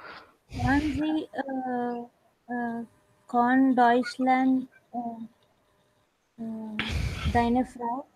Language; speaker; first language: German; non-native, learner; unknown